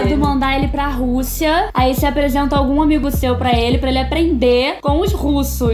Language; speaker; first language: Portuguese; native; Portuguese